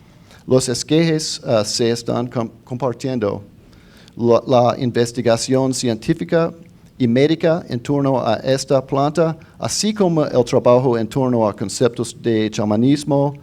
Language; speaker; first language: Spanish; non-native, fluent; English